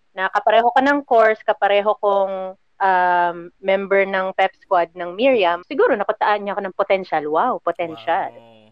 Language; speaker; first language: Filipino; native; Filipino